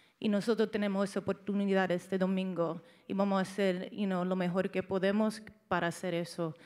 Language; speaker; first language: Spanish; early bilingual, heritage; English